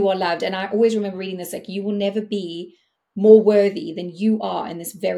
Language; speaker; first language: English; native; English